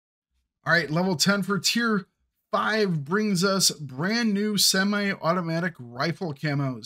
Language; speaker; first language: English; native; English